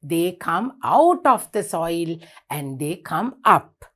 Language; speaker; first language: English; non-native, local second language; Sinhala